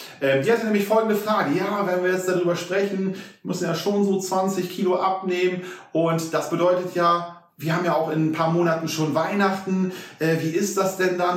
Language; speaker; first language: German; native; German